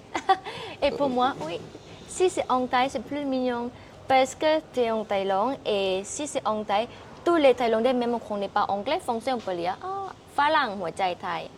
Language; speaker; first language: French; non-native, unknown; Thai